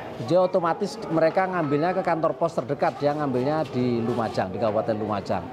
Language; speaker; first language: Indonesian; native; Indonesian